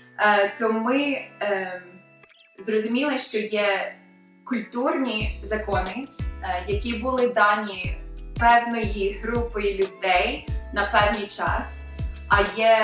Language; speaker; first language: Ukrainian; early bilingual, other home language; English